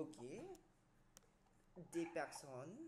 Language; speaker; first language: French; non-native, fluent; Khmer